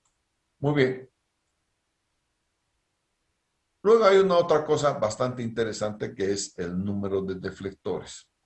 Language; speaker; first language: Spanish; native; Spanish